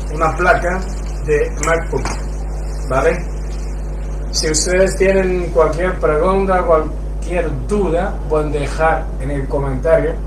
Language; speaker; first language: Spanish; non-native, fluent; Chinese